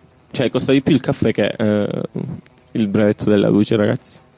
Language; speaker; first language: Italian; native; Italian